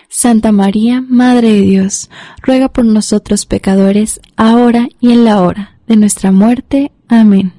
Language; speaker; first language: Spanish; native; Spanish